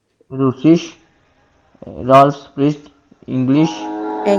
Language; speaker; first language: German; non-native, learner; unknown